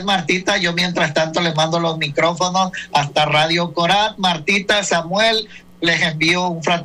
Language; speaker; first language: Spanish; native; Spanish